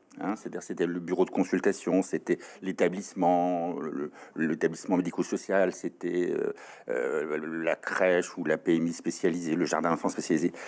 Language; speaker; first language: French; native; French